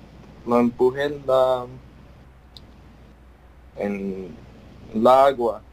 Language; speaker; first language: Spanish; early bilingual, heritage; Spanish